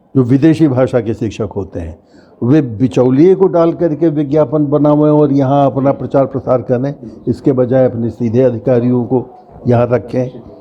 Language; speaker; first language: Hindi; native; Hindi